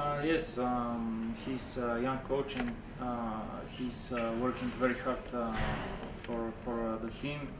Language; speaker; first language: English; non-native, fluent; Bulgarian